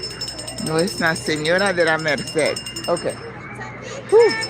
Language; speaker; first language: Spanish; non-native, learner; English